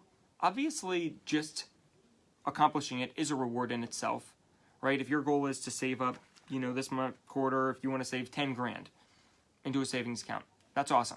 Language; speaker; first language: English; native; English